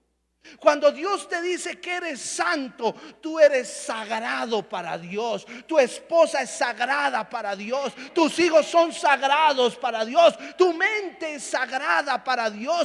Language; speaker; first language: Spanish; native; Spanish